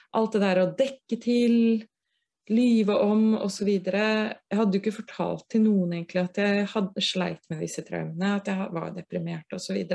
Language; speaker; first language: Norwegian; native; Norwegian